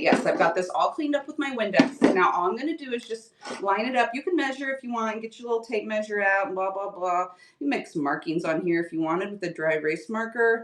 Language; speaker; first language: English; native; English